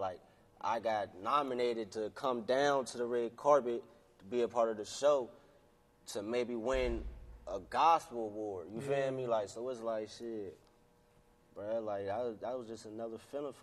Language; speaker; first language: English; native; English